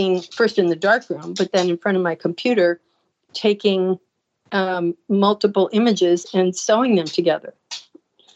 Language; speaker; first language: English; native; English